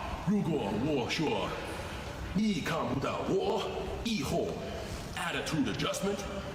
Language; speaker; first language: Chinese; non-native, learner; English